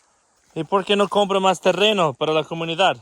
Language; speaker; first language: Spanish; non-native, learner; English